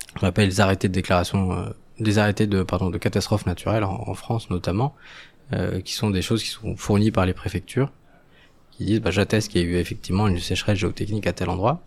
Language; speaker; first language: French; non-native, local second language; Arabic